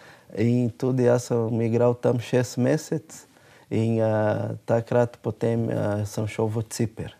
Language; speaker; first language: Slovenian; non-native, learner; Portuguese